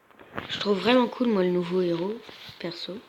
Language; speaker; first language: French; native; French